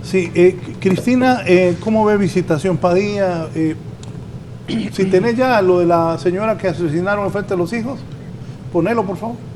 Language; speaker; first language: Spanish; native; Spanish